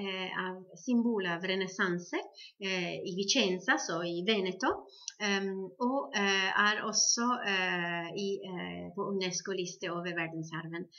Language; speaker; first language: Norwegian; non-native, fluent; Italian